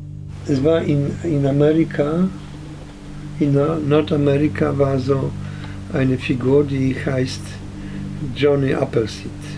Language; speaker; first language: German; non-native, fluent; Polish